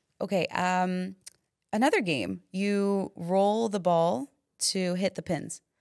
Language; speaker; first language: English; native; English